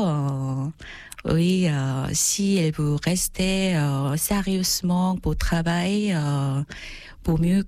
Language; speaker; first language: French; non-native, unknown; Korean